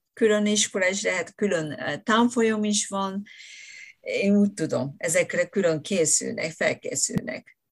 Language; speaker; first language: Hungarian; non-native, fluent; Japanese